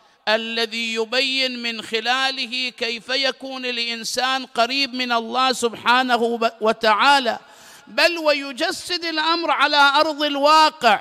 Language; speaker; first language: Arabic; native; Arabic